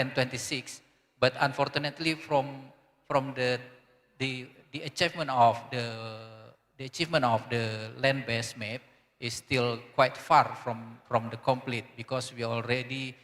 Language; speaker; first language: English; non-native, learner; Indonesian